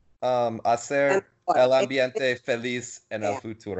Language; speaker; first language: Spanish; non-native, learner; English